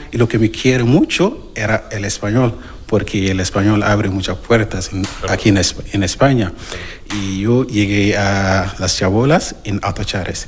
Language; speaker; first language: Spanish; non-native, learner; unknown